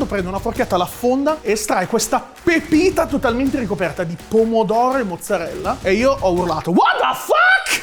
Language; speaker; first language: Italian; native; Italian